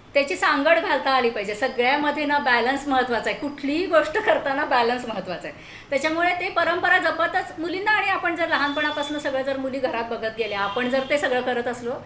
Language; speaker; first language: Marathi; native; Marathi